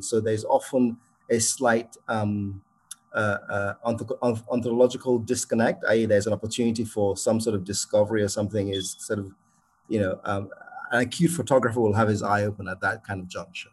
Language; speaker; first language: English; non-native, local second language; Yoruba